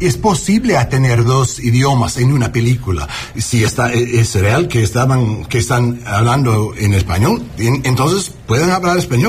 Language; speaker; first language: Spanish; non-native, learner; English